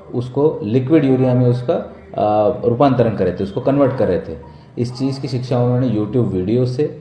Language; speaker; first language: Hindi; non-native, local second language; Gujarati